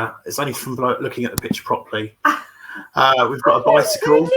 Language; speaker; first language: English; native; English